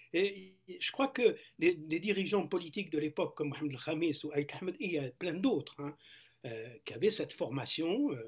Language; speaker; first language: French; non-native, local second language; Arabic